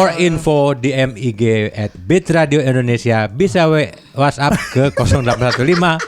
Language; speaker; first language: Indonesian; native; Indonesian